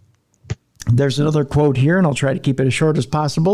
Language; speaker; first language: English; native; English